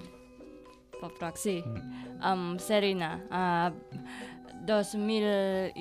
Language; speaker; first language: Catalan; non-native, learner; Indonesian